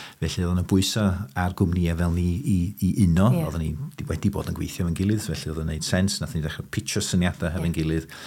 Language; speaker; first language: Welsh; early bilingual, heritage; Welsh